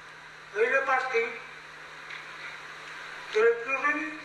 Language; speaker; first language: French; non-native, fluent; Spanish